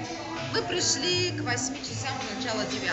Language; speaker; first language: Russian; native; Russian